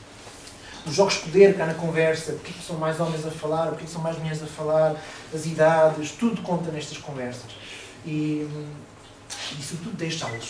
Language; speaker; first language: Portuguese; native; Portuguese